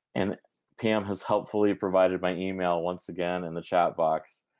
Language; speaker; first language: English; native; English